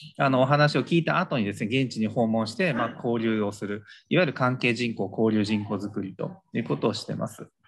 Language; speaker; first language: Japanese; native; Japanese